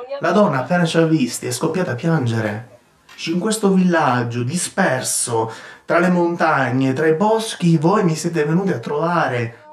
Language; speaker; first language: Italian; non-native, fluent; Albanian